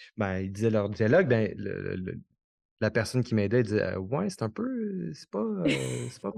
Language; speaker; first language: French; native; French